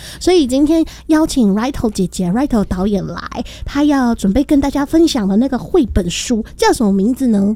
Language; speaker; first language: Chinese; native; Chinese